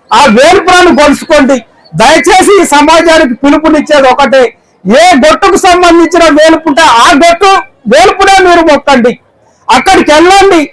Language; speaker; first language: Telugu; non-native, local second language; Koya